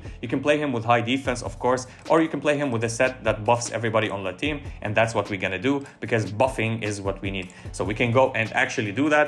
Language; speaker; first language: English; non-native, fluent; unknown